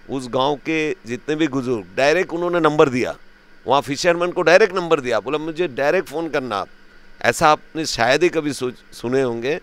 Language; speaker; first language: Hindi; native; Hindi